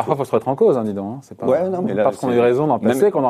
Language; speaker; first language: French; native; French